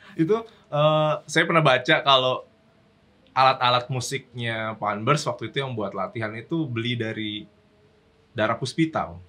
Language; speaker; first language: Indonesian; native; Indonesian